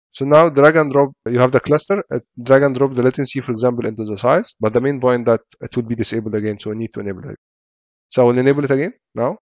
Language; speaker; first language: English; non-native, fluent; Arabic